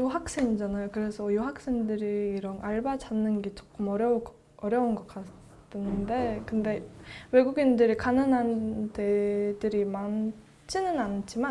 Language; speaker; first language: Korean; non-native, fluent; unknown